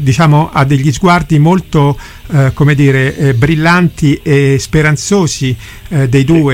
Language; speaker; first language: Italian; native; Italian